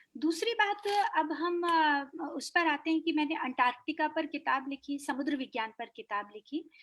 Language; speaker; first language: Hindi; native; Hindi